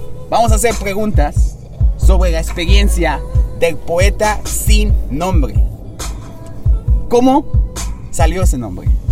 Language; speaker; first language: Spanish; early bilingual, heritage; Spanish